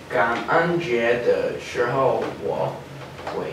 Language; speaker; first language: Chinese; non-native, learner; English